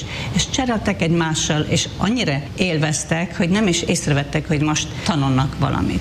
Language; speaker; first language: Hungarian; non-native, fluent; Hebrew